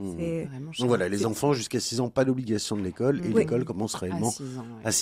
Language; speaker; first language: French; native; French